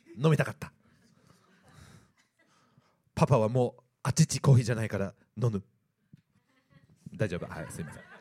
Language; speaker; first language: Japanese; non-native, learner; English